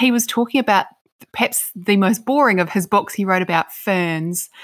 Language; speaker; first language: English; native; English